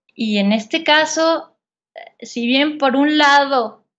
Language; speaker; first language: Spanish; native; Spanish